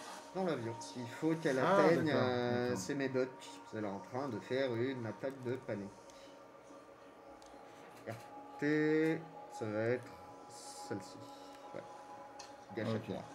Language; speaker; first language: French; native; French